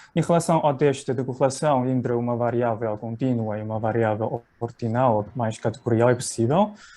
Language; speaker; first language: Portuguese; non-native, fluent; Chinese